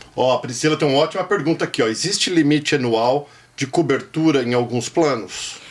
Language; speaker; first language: Portuguese; native; Portuguese